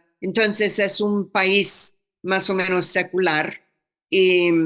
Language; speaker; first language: Spanish; non-native, fluent; English